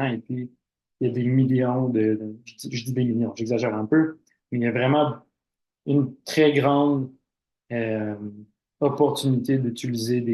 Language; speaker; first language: French; native; French